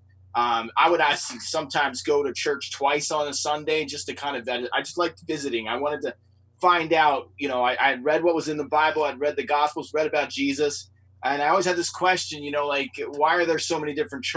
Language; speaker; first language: English; native; English